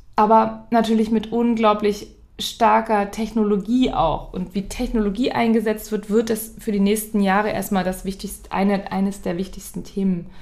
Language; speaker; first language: German; native; German